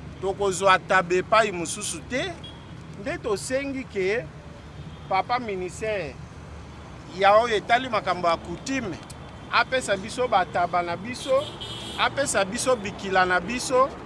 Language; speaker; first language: Lingala; non-native, local second language; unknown